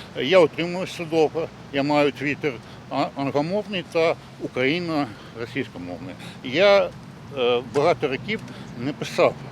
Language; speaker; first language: Ukrainian; non-native, local second language; Russian